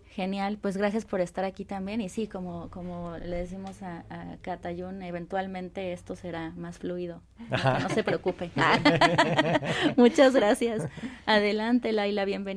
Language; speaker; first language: Spanish; native; Spanish